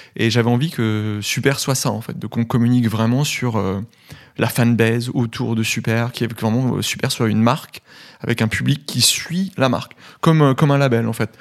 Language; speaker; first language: French; native; French